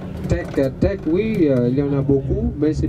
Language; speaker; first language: French; non-native, learner; Balinese